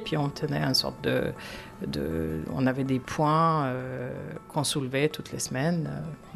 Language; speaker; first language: French; non-native, fluent; Swedish